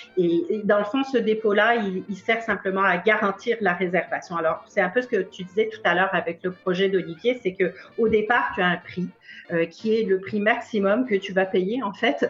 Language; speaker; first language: French; native; French